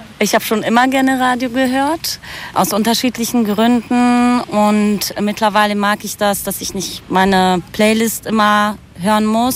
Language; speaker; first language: German; native; German